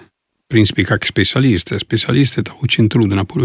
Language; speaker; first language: Russian; non-native, learner; Italian